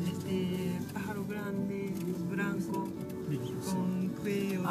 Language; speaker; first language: Spanish; non-native, learner; Japanese